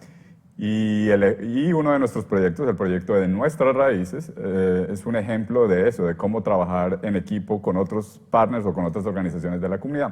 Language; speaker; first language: Spanish; native; Spanish